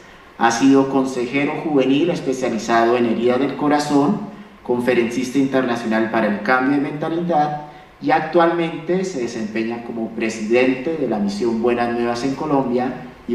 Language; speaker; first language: Spanish; native; Spanish